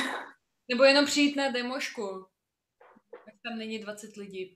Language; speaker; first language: Czech; non-native, fluent; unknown